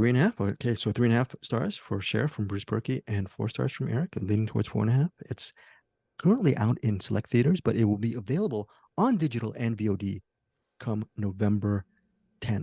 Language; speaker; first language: English; native; English